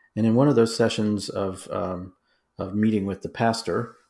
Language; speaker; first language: English; native; English